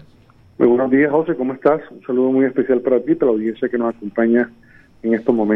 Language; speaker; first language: Spanish; native; Spanish